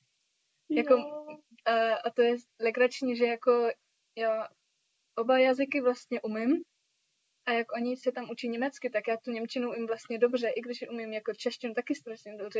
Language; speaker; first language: Czech; early bilingual, heritage; Czech